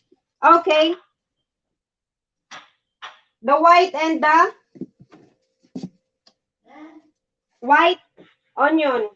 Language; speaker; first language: English; non-native, learner; Filipino